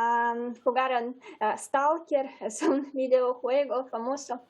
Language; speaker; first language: Spanish; non-native, fluent; Ukrainian